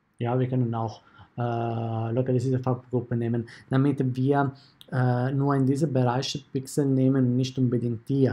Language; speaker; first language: German; non-native, fluent; Italian